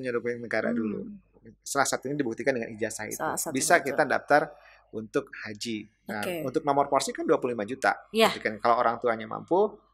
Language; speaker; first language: Indonesian; native; Indonesian